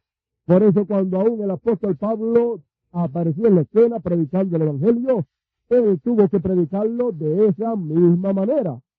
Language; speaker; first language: Spanish; native; Spanish